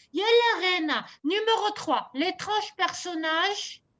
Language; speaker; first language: French; non-native, local second language; Arabic